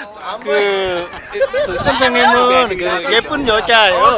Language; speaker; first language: Korean; non-native, learner; Thai